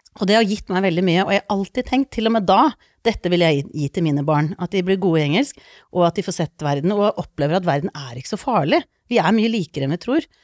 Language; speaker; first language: Norwegian; early bilingual, other home language; Icelandic